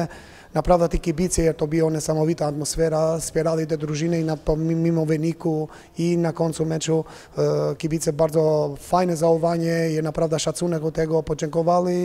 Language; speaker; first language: Polish; non-native, fluent; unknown